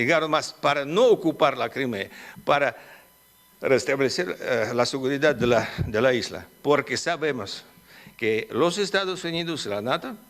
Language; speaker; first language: Spanish; non-native, fluent; Russian